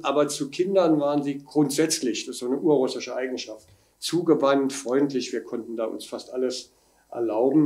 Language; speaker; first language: German; native; German